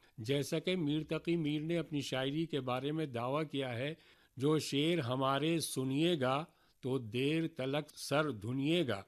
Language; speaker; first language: Urdu; native; Urdu